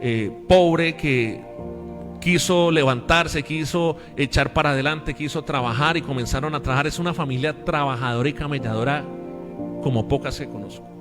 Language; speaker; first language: Spanish; native; Spanish